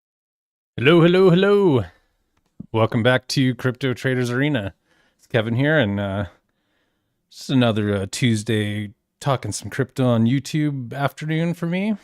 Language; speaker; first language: English; native; English